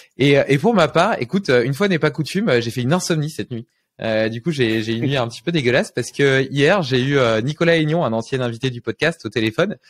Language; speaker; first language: French; native; French